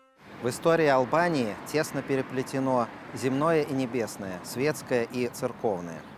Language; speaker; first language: Russian; native; Russian